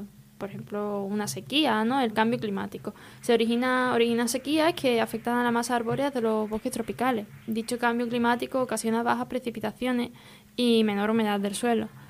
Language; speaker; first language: Spanish; native; Spanish